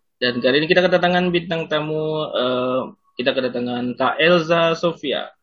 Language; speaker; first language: Indonesian; native; Indonesian